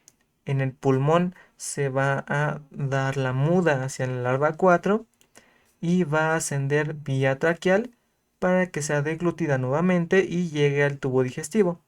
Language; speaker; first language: Spanish; native; Spanish